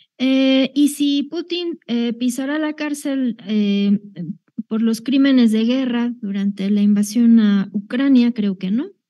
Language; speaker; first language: Spanish; native; Spanish